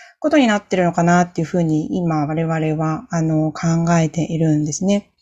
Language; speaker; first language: Japanese; native; Japanese